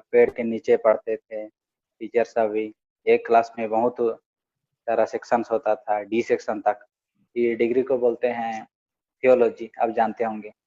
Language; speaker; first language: Hindi; non-native, local second language; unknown